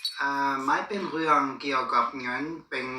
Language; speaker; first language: Thai; non-native, learner; German